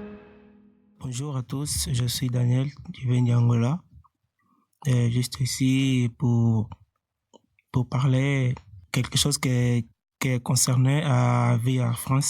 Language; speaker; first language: French; non-native, learner; Portuguese